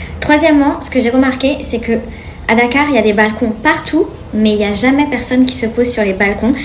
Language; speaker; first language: French; native; French